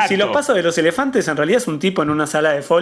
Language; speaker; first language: Spanish; native; Spanish